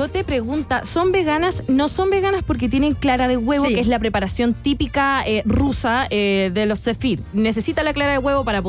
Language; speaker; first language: Spanish; native; Spanish